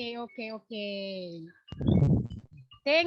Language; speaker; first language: English; non-native, learner; Indonesian